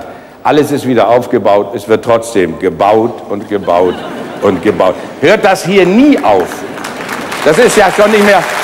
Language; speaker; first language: German; native; German